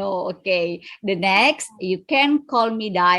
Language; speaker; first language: English; non-native, fluent; Indonesian